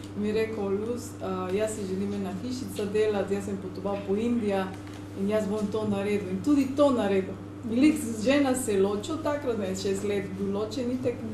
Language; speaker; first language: Slovenian; non-native, learner; Spanish